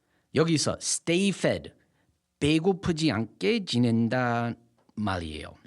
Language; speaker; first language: Korean; non-native, fluent; English